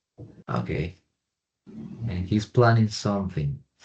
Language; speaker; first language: English; non-native, fluent; Spanish